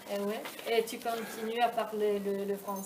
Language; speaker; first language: French; non-native, fluent; Italian